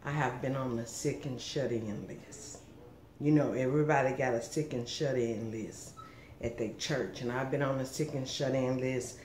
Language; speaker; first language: English; native; English